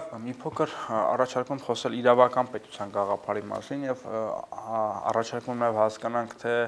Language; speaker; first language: Armenian; native; Armenian